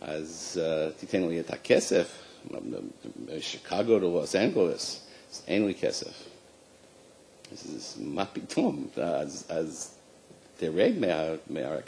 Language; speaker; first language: Hebrew; non-native, fluent; English